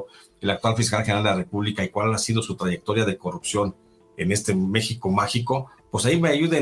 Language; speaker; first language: Spanish; native; Spanish